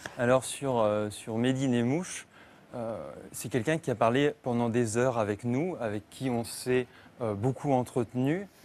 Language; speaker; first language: French; native; French